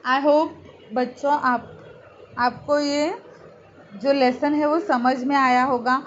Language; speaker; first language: Hindi; non-native, local second language; Marathi